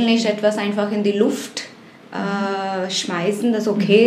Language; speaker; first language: German; non-native, fluent; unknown